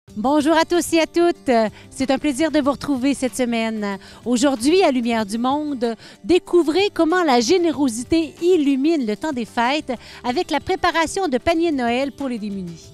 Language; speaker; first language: French; native; French